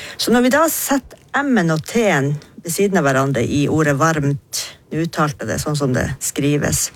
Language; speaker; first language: Norwegian; native; Norwegian